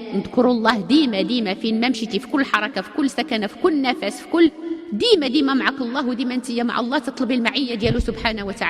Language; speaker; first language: Arabic; native; Arabic